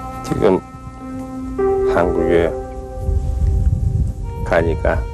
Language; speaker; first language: Korean; early bilingual, heritage; Korean